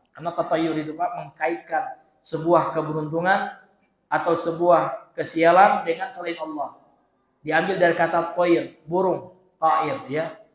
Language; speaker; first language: Indonesian; non-native, local second language; Minangkabau